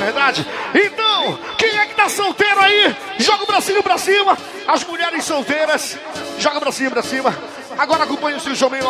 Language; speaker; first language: Portuguese; native; Portuguese